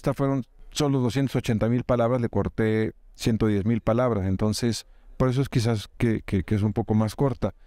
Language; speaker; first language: Spanish; native; Spanish